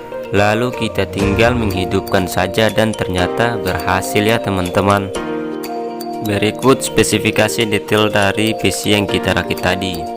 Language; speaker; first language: Indonesian; native; Indonesian